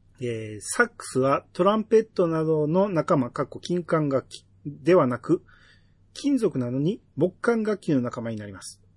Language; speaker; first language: Japanese; native; Japanese